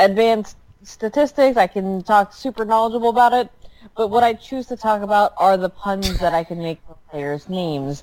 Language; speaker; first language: English; early bilingual, other home language; Filipino